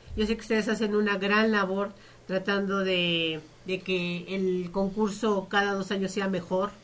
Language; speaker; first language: Spanish; native; Spanish